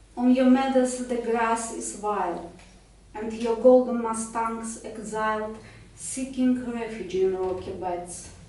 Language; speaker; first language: English; non-native, fluent; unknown